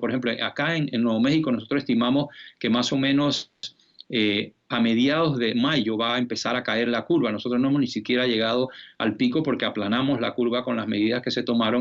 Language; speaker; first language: Spanish; native; Spanish